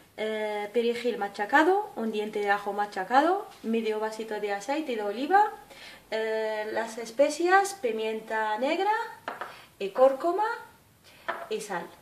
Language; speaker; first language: Spanish; non-native, fluent; Arabic